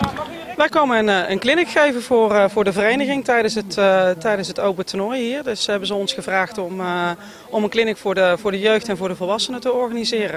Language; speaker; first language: Dutch; native; Dutch